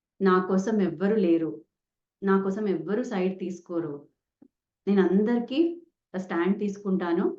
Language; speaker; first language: Telugu; non-native, local second language; Kannada